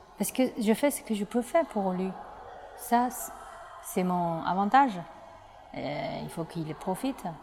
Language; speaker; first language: French; non-native, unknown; Chinese